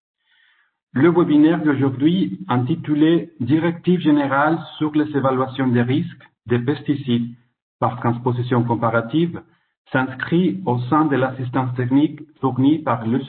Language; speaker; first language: French; non-native, fluent; Italian